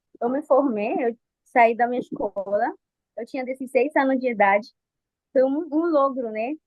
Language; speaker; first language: Portuguese; non-native, fluent; Spanish